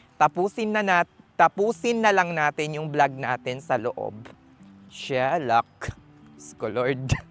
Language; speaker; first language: Filipino; native; Filipino